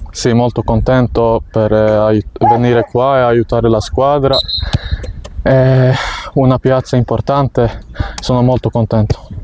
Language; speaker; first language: Italian; non-native, learner; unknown